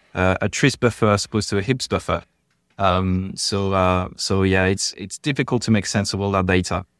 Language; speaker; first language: English; non-native, fluent; French